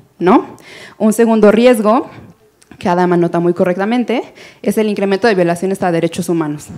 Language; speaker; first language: Spanish; native; Spanish